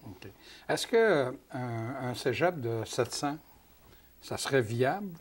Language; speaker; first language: French; native; French